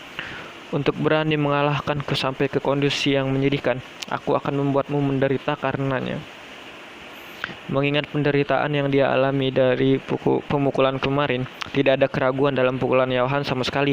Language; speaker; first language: Indonesian; native; Indonesian